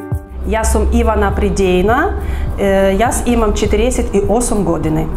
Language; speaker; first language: Macedonian; non-native, learner; Ukrainian